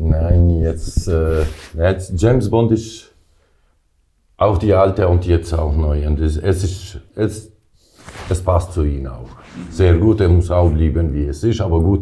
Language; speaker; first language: German; non-native, learner; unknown